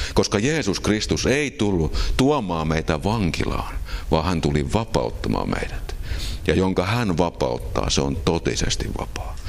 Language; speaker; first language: Finnish; native; Finnish